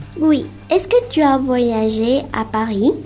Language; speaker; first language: French; non-native, learner; Spanish